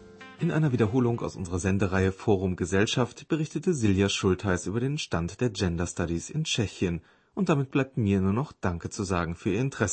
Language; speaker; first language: German; native; German